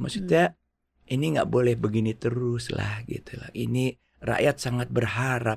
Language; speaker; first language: Indonesian; native; Indonesian